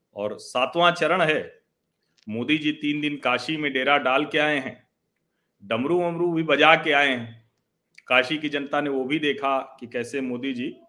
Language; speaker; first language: Hindi; native; Hindi